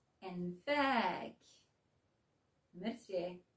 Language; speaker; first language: Swedish; non-native, fluent; Serbian